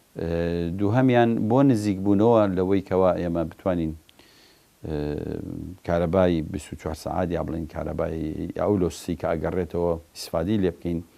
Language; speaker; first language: Central Kurdish; native; Central Kurdish